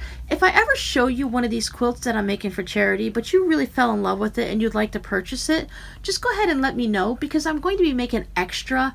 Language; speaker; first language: English; native; English